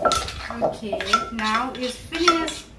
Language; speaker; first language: English; non-native, learner; Lao